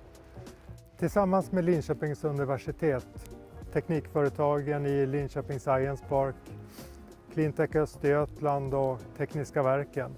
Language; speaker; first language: Swedish; native; Swedish